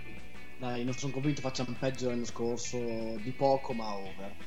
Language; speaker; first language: Italian; native; Italian